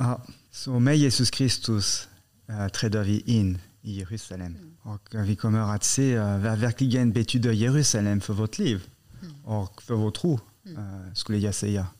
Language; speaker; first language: Swedish; non-native, fluent; French